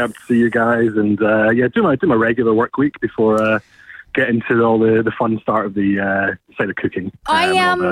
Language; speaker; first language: English; native; English